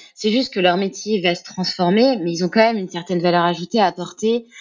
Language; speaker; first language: French; native; French